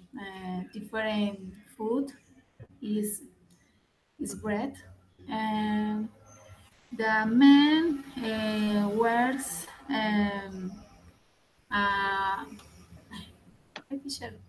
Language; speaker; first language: English; non-native, learner; Spanish